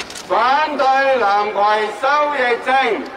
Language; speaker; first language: Chinese; native; Chinese